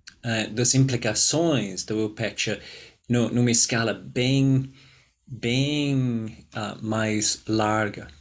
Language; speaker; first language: Portuguese; non-native, fluent; English